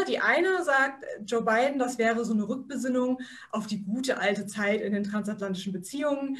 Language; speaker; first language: German; native; German